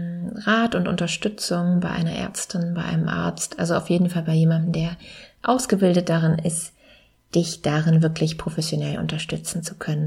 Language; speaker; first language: German; native; German